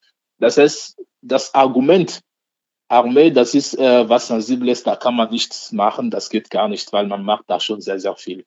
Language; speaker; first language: German; non-native, fluent; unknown